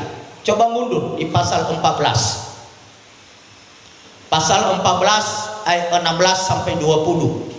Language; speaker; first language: Indonesian; native; Indonesian